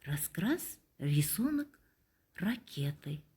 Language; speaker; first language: Russian; non-native, local second language; Kazakh